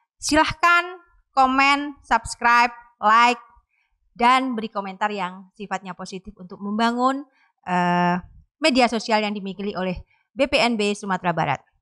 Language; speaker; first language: Indonesian; native; Indonesian